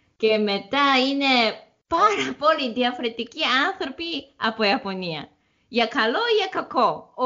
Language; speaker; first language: Greek; non-native, learner; Japanese